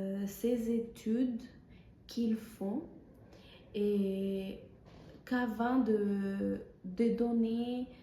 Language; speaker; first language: French; non-native, fluent; Spanish